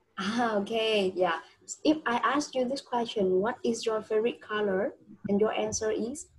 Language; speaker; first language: English; non-native, fluent; Vietnamese